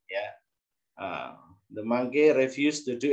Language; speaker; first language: English; non-native, learner; Indonesian